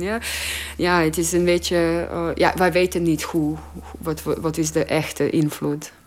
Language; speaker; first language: Dutch; non-native, learner; Croatian